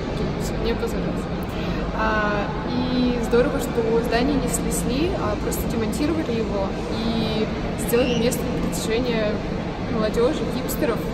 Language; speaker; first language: Russian; native; Russian